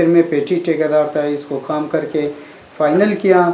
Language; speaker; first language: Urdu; non-native, learner; Persian